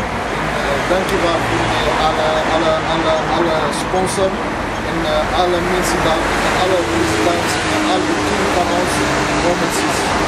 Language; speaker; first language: Dutch; non-native, learner; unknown